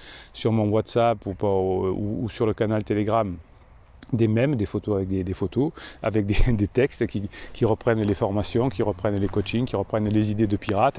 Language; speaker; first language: French; native; French